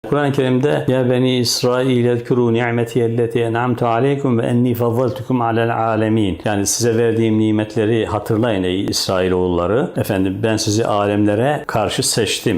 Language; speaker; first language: Turkish; native; Turkish